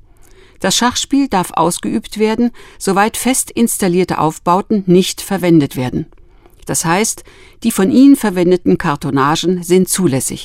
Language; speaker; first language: German; native; German